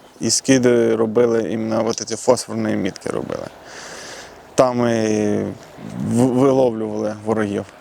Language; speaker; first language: Ukrainian; non-native, local second language; Russian